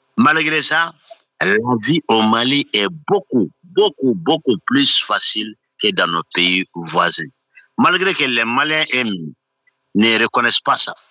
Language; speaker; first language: French; non-native, local second language; Bambara